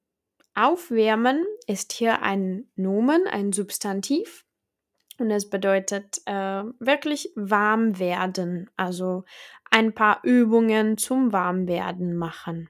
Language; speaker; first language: German; non-native, fluent; Czech